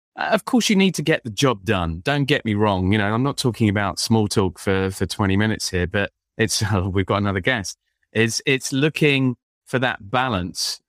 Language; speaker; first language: English; native; English